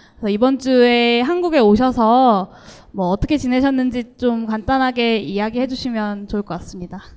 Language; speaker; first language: Korean; native; Korean